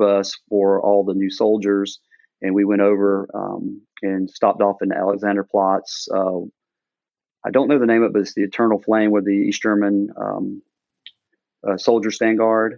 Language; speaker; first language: English; native; English